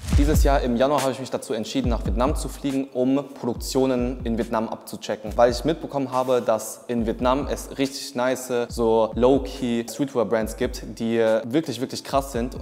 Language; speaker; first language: German; early bilingual, other home language; Vietnamese